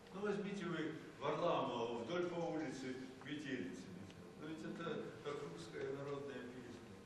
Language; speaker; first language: Russian; native; Russian